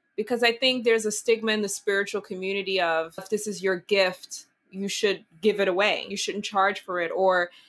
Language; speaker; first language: English; early bilingual, other home language; Dutch